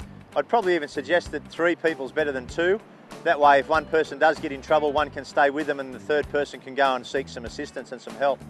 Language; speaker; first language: English; native; English